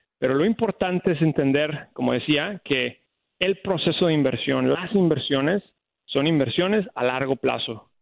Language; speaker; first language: Spanish; native; Spanish